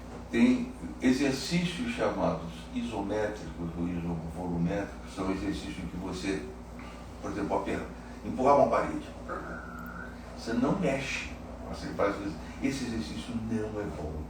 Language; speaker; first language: Portuguese; native; Portuguese